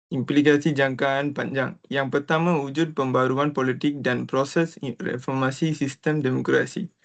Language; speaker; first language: Malay; non-native, local second language; Tamil